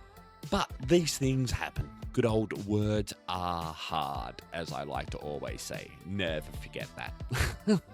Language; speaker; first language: English; native; English